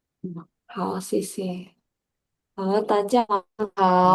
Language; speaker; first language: Chinese; non-native, learner; Indonesian